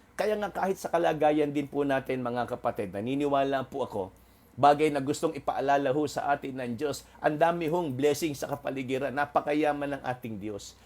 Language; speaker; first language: Filipino; non-native, local second language; Waray